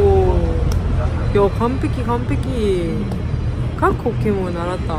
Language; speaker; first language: Japanese; non-native, fluent; Korean